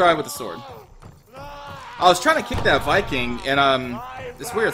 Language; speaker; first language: English; native; English